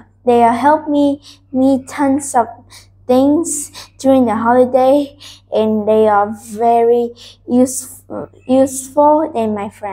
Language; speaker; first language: English; non-native, learner; Vietnamese